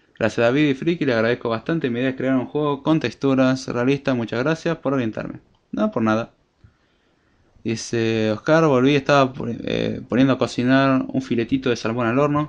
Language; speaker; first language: Spanish; native; Spanish